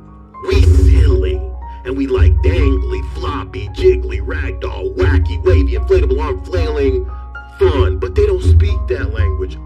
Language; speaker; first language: English; native; English